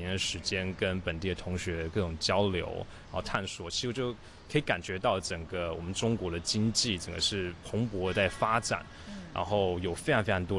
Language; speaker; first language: Chinese; native; Chinese